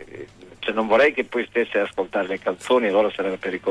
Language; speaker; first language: Italian; native; Italian